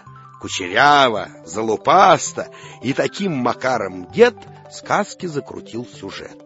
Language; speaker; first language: Russian; native; Russian